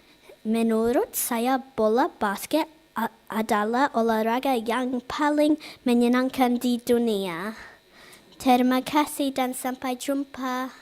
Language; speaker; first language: Indonesian; non-native, learner; English